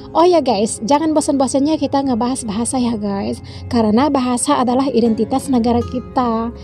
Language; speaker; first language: Indonesian; native; Indonesian